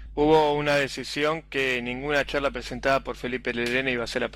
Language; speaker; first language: Spanish; native; Spanish